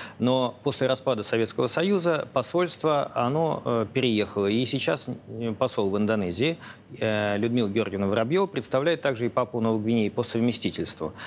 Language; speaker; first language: Russian; native; Russian